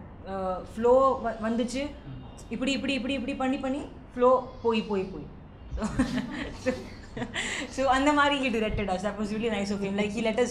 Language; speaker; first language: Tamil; non-native, learner; Hindi